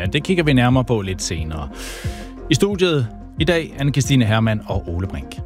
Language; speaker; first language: Danish; native; Danish